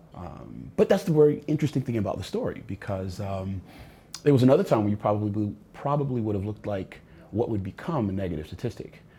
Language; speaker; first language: English; native; English